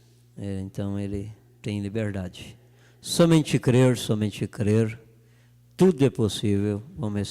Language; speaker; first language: Portuguese; native; Portuguese